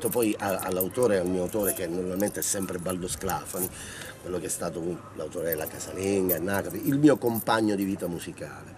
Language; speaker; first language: Italian; native; Italian